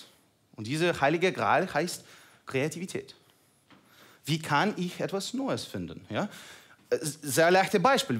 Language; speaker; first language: German; non-native, fluent; Russian